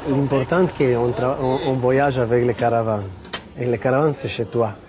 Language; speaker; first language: French; non-native, fluent; Italian